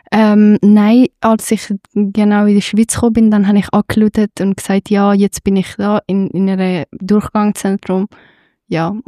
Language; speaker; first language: German; non-native, fluent; Persian